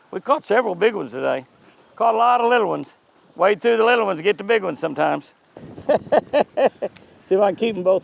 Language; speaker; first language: English; native; English